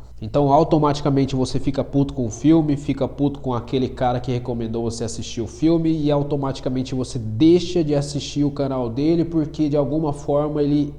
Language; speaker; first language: Portuguese; native; Portuguese